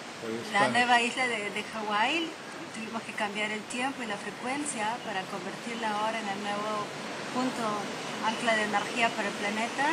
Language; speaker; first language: Spanish; native; Spanish